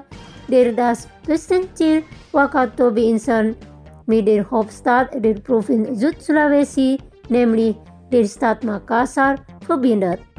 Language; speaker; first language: German; non-native, fluent; Indonesian